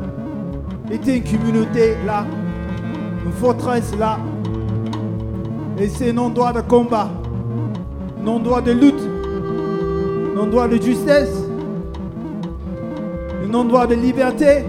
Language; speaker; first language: French; non-native, learner; English